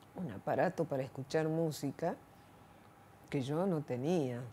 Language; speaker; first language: Spanish; native; Spanish